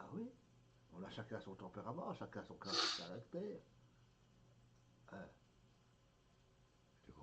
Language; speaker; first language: French; native; French